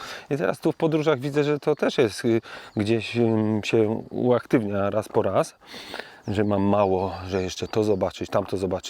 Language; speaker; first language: Polish; native; Polish